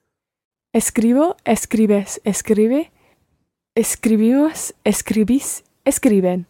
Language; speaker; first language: Spanish; non-native, learner; English